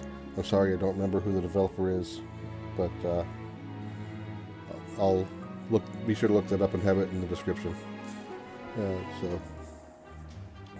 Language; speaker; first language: English; native; English